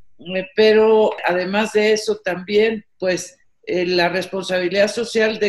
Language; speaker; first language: Spanish; native; Spanish